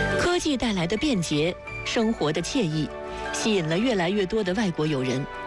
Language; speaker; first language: Chinese; native; Chinese